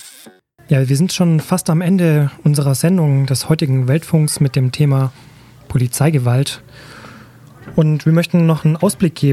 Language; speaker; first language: German; native; German